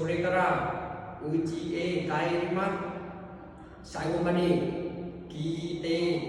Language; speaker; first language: Japanese; non-native, learner; Vietnamese